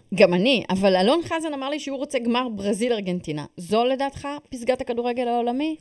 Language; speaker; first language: Hebrew; native; Hebrew